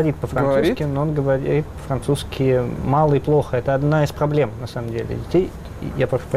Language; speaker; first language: Russian; native; Russian